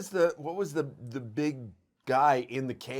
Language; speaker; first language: English; native; English